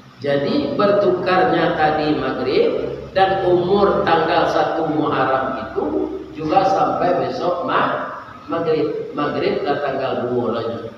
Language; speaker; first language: Malay; non-native, local second language; Minangkabau